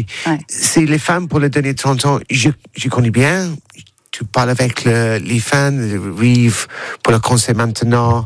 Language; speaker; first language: French; non-native, learner; English